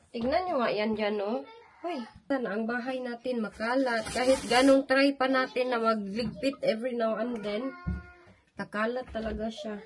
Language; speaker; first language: Filipino; non-native, local second language; Hiligaynon